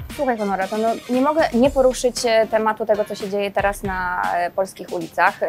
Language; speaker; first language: Polish; native; Polish